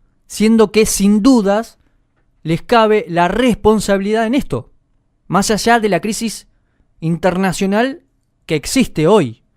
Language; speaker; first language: Spanish; native; Spanish